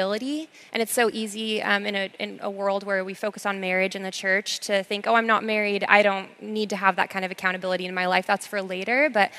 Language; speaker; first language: English; native; English